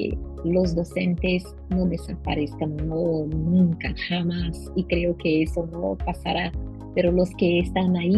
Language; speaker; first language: Spanish; non-native, fluent; Portuguese